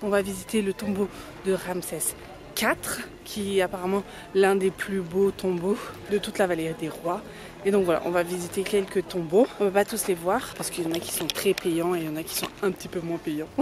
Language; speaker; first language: French; native; French